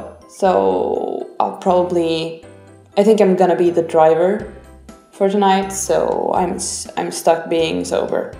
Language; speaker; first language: English; non-native, fluent; Swedish